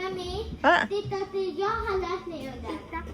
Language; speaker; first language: Swedish; early bilingual, other home language; Mongolian